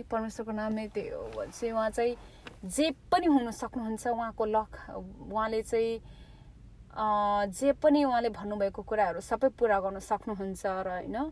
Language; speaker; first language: Nepali; early bilingual, heritage; Nepali